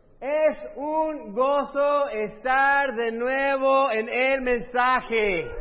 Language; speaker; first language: Spanish; early bilingual, other home language; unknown